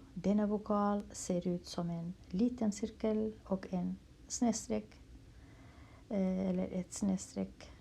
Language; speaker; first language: Swedish; non-native, local second language; Kurdish